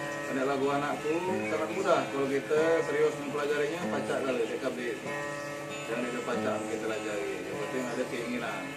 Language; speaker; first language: Indonesian; non-native, local second language; Malay